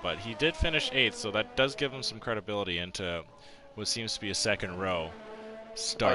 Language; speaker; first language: English; native; English